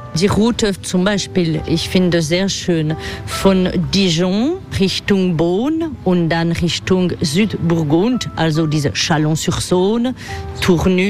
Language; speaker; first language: German; non-native, learner; French